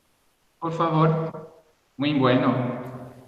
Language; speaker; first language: Spanish; non-native, learner; Portuguese